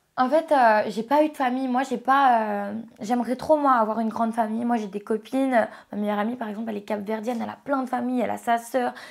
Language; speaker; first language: French; native; French